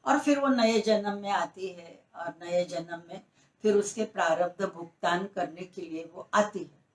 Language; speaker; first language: Hindi; non-native, local second language; Marathi